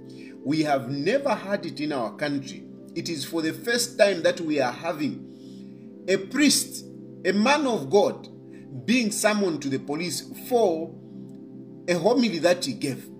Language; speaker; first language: English; non-native, local second language; Bemba